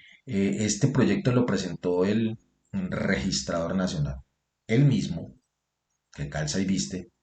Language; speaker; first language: Spanish; native; Spanish